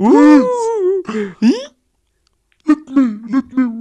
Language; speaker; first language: English; non-native, learner; Arabic